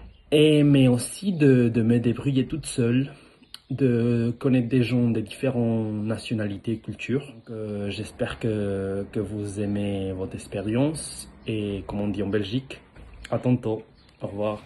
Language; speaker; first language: French; non-native, learner; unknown